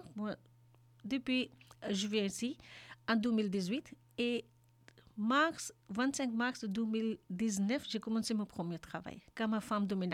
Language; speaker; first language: French; non-native, learner; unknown